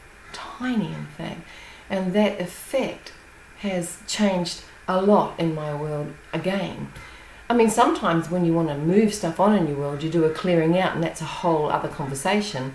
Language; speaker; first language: English; native; English